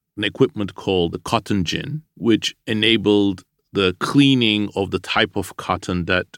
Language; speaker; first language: English; non-native, fluent; Armenian